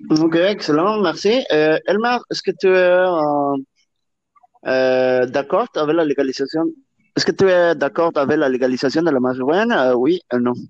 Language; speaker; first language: French; non-native, learner; Spanish